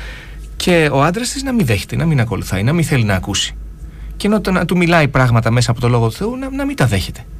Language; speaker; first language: Greek; native; Greek